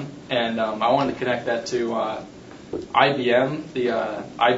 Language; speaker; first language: English; native; English